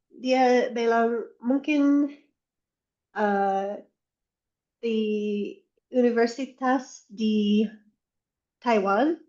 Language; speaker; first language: Indonesian; non-native, learner; English